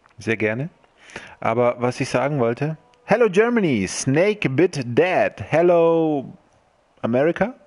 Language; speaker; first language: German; early bilingual, other home language; Croatian